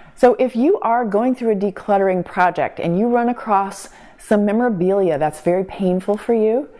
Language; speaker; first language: English; native; English